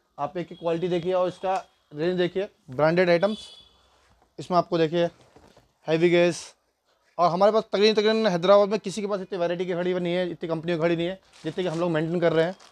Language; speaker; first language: Hindi; native; Hindi